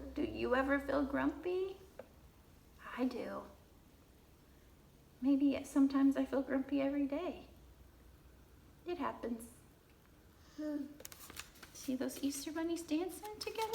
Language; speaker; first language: English; native; English